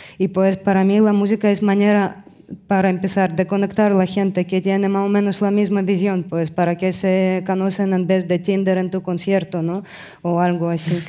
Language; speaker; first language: Spanish; non-native, fluent; Russian